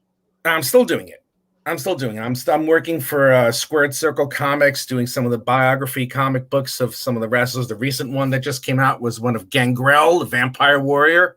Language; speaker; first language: English; native; English